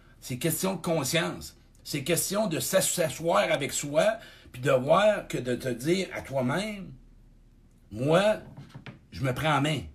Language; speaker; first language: French; native; French